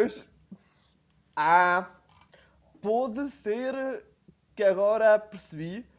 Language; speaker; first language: Portuguese; non-native, fluent; Italian